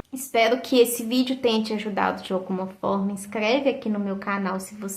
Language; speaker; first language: Portuguese; native; Portuguese